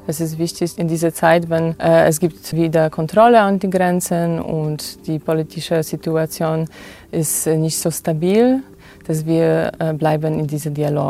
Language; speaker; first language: German; non-native, fluent; Polish